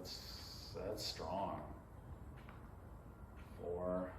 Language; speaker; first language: English; native; English